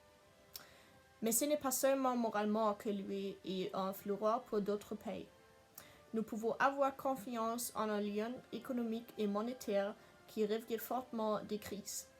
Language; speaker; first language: French; non-native, learner; German